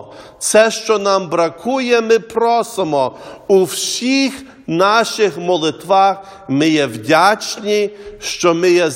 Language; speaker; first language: Ukrainian; early bilingual, heritage; Ukrainian